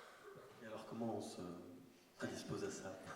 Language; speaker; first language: French; native; French